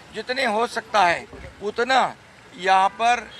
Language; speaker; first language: Hindi; non-native, local second language; Marathi